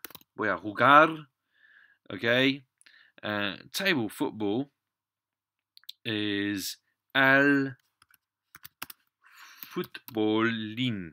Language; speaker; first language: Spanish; non-native, fluent; English